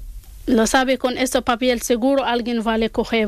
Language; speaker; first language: Spanish; non-native, learner; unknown